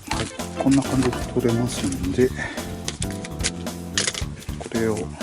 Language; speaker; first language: Japanese; native; Japanese